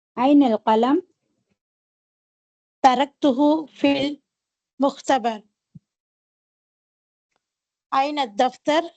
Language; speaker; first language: Arabic; non-native, learner; Tamil